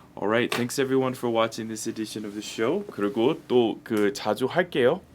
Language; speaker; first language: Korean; non-native, fluent; English